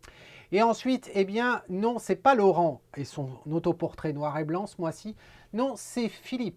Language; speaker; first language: French; native; French